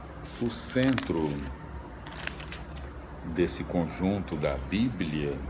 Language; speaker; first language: Portuguese; native; Portuguese